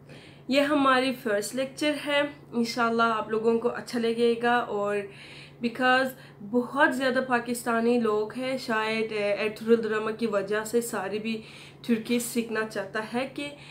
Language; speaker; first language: Hindi; non-native, fluent; Turkish